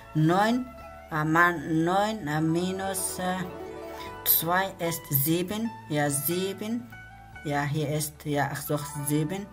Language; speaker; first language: German; non-native, learner; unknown